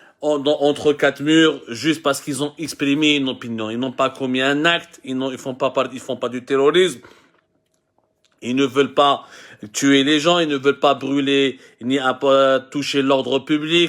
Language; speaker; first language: French; non-native, local second language; Arabic